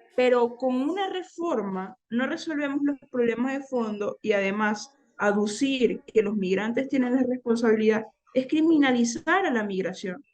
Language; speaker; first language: Spanish; native; Spanish